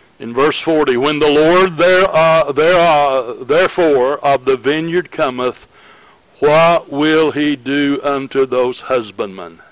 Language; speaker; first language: English; native; English